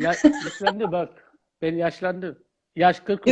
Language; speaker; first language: Turkish; non-native, learner; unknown